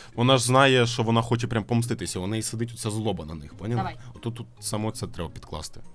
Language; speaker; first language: Ukrainian; non-native, local second language; Russian